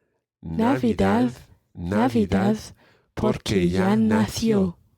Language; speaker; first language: Spanish; non-native, learner; English